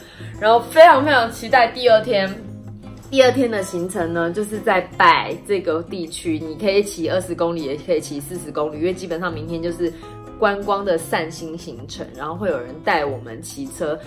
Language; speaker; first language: Chinese; native; Chinese